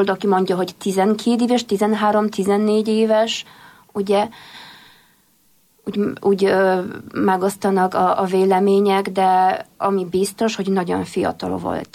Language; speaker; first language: Hungarian; non-native, fluent; Polish